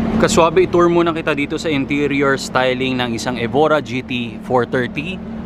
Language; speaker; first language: Filipino; native; Filipino